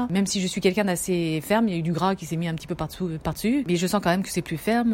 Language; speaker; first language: French; native; French